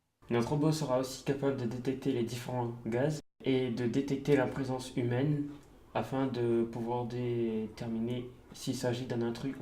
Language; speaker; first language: French; native; French